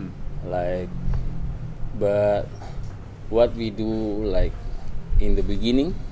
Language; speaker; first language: English; non-native, learner; Indonesian